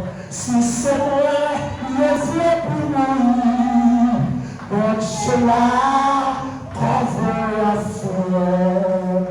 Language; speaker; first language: French; non-native, local second language; Haitian Creole